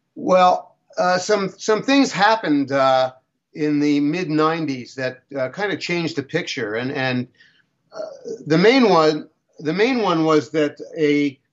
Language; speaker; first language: English; native; English